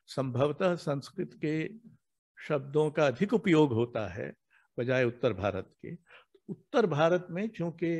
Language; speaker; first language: Hindi; native; Hindi